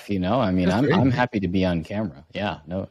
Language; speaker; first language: English; native; English